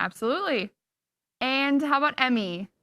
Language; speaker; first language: English; native; English